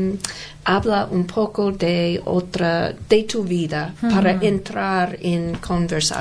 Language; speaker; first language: Spanish; non-native, learner; English